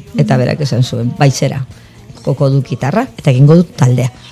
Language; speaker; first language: Basque; non-native, local second language; Spanish